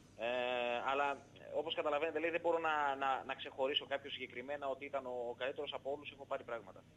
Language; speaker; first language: Greek; native; Greek